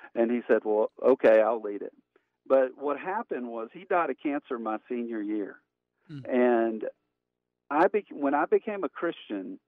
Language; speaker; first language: English; native; English